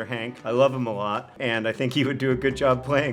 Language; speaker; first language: English; native; English